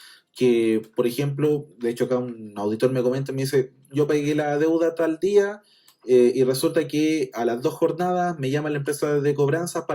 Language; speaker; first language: Spanish; native; Spanish